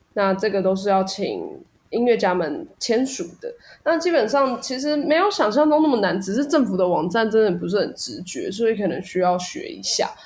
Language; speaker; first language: Chinese; native; Chinese